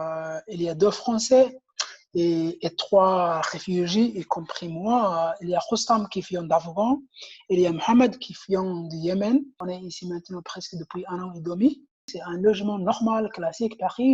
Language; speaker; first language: French; non-native, learner; Somali